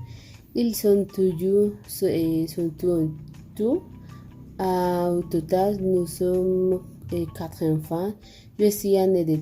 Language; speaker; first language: French; non-native, learner; Spanish